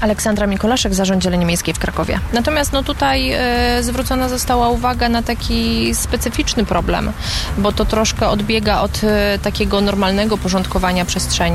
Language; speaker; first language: Polish; native; Polish